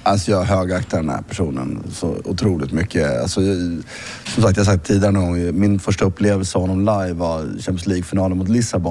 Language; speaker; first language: Swedish; native; Swedish